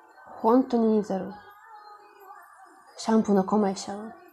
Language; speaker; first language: Japanese; non-native, learner; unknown